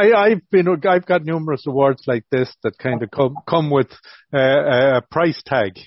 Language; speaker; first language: English; native; English